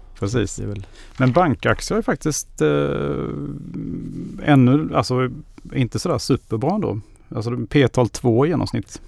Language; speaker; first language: Swedish; native; Swedish